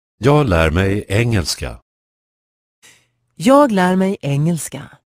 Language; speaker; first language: Swedish; non-native, fluent; Persian